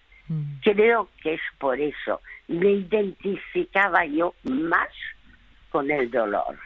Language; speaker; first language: Spanish; early bilingual, other home language; French